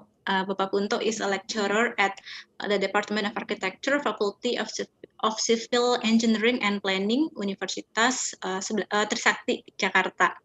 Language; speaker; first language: English; non-native, fluent; Indonesian